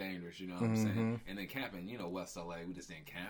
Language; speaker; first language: English; native; English